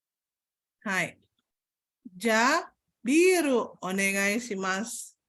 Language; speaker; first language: Japanese; non-native, fluent; Indonesian